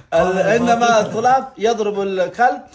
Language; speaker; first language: Arabic; non-native, fluent; Pashto